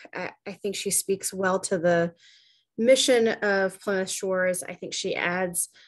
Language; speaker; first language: English; native; English